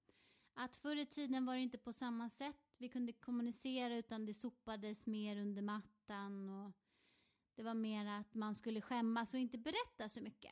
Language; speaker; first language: Swedish; non-native, local second language; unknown